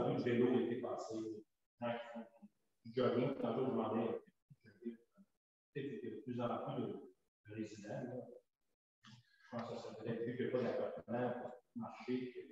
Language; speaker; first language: French; native; French